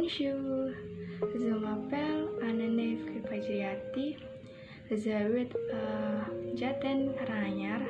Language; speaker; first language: French; non-native, learner; Indonesian